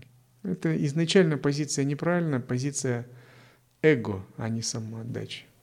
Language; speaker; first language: Russian; native; Russian